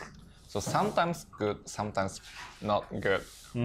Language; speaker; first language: English; non-native, learner; Japanese